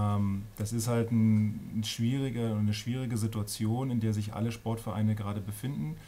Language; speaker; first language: German; native; German